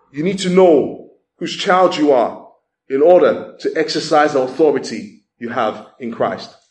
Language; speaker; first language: English; non-native, local second language; Igbo